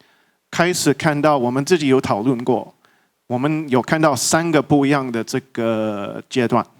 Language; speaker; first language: Chinese; early bilingual, heritage; English